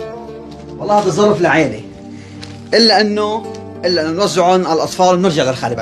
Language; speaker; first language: Arabic; native; Arabic